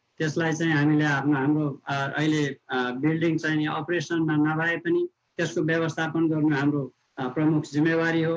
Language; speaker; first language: Nepali; native; Nepali